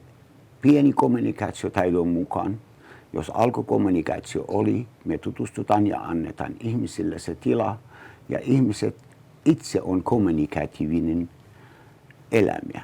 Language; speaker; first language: Finnish; non-native, learner; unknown